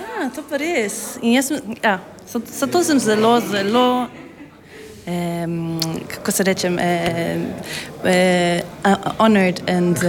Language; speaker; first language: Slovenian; non-native, learner; English